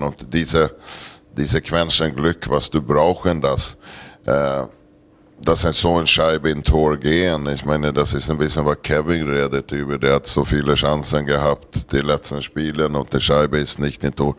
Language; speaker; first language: German; non-native, learner; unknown